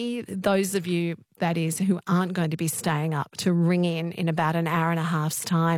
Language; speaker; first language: English; native; English